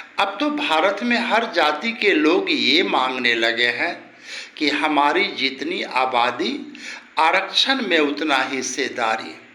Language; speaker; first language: Hindi; native; Hindi